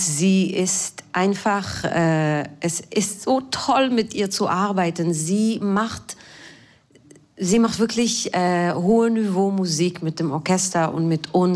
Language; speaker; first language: German; non-native, fluent; Hebrew